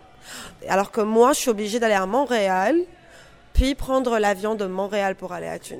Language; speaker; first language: French; non-native, local second language; Arabic